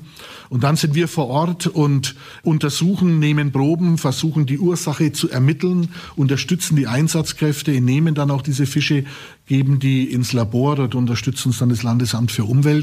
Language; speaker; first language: German; native; German